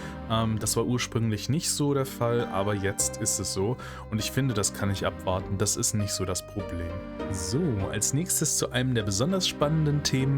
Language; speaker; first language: German; native; German